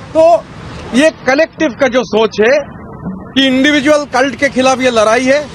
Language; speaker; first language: Hindi; non-native, local second language; Bangla